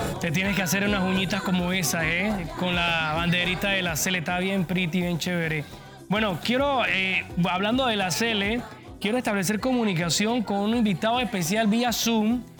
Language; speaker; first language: Spanish; native; Spanish